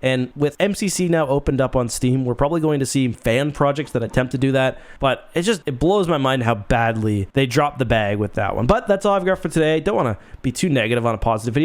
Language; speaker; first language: English; native; English